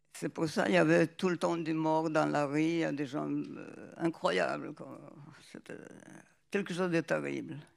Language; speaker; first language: French; non-native, fluent; Polish